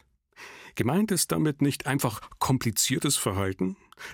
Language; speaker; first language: German; native; German